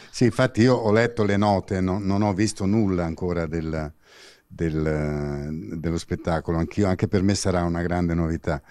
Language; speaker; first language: Italian; native; Italian